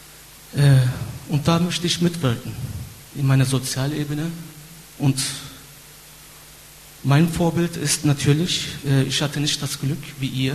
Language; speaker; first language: German; non-native, fluent; Turkish